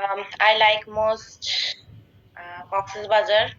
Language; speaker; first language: English; non-native, learner; Bangla